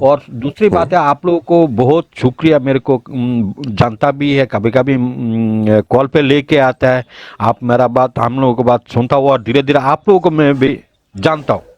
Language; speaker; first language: Hindi; non-native, learner; Bangla